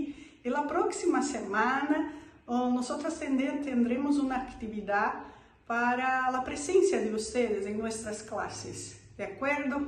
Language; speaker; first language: Spanish; non-native, fluent; Portuguese